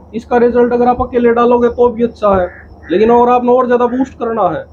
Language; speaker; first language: Hindi; native; Hindi